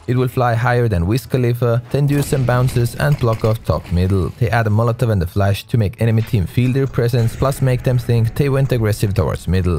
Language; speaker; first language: English; non-native, fluent; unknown